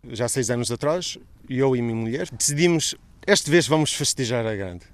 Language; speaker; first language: Portuguese; non-native, fluent; English